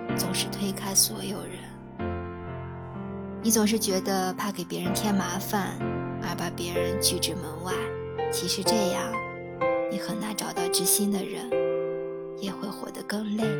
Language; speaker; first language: Chinese; native; Chinese